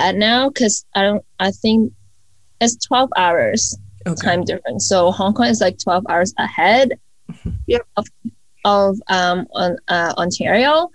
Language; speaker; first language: English; non-native, local second language; Cantonese